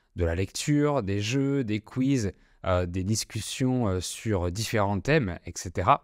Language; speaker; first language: French; native; French